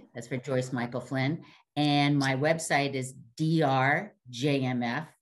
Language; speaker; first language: English; native; English